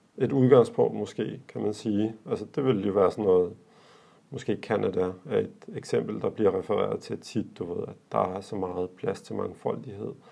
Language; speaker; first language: Danish; early bilingual, other home language; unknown